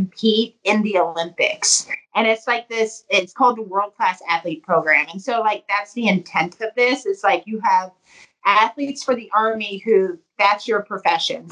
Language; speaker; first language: English; native; English